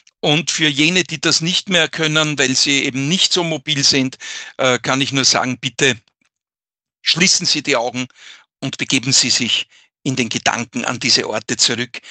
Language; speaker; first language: German; native; German